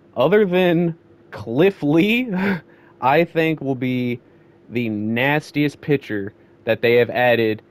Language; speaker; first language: English; native; English